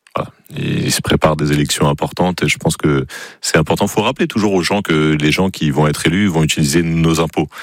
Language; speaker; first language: French; native; French